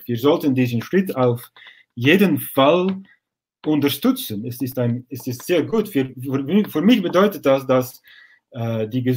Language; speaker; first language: German; non-native, fluent; Dutch